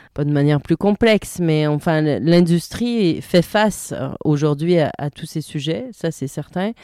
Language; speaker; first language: French; native; French